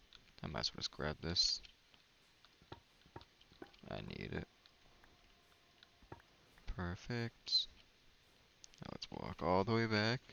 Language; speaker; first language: English; native; English